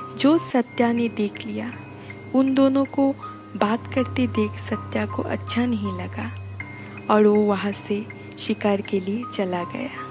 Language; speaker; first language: Hindi; non-native, local second language; Bangla